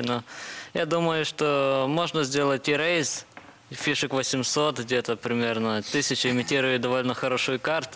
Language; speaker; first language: Russian; native; Russian